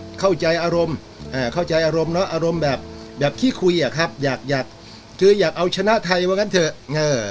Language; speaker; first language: Thai; native; Thai